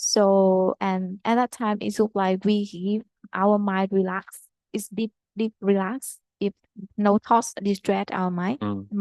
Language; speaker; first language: English; non-native, learner; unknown